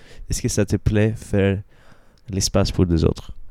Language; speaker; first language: French; non-native, fluent; Spanish